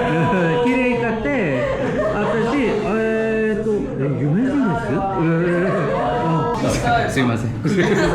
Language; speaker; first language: Japanese; non-native, learner; Korean